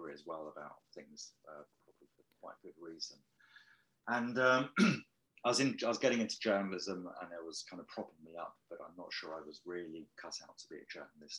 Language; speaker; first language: English; native; English